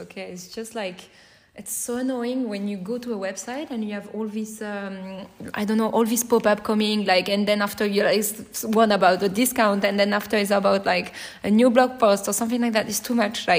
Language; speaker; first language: English; non-native, fluent; French